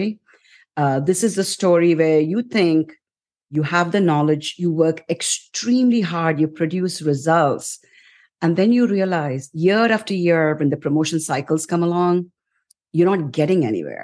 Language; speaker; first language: English; non-native, local second language; Tamil